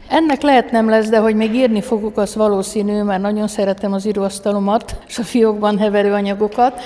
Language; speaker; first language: Hungarian; native; Hungarian